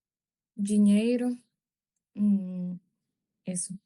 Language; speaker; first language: Portuguese; non-native, learner; Spanish